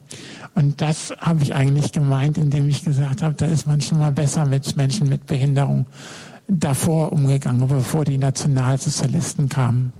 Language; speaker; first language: German; native; German